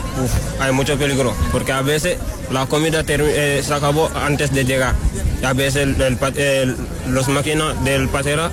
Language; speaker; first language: Spanish; non-native, learner; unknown